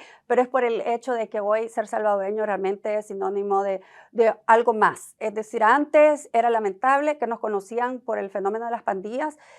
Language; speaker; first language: Spanish; native; Spanish